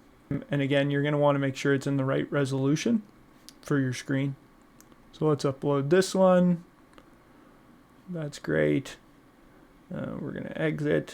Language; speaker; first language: English; native; English